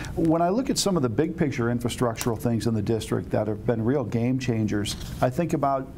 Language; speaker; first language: English; native; English